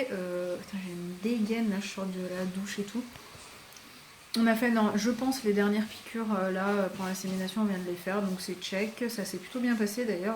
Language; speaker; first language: French; native; French